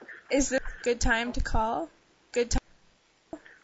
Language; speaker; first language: English; native; English